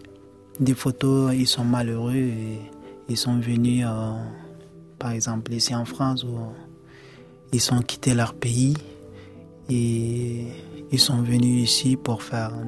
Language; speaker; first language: French; non-native, learner; Arabic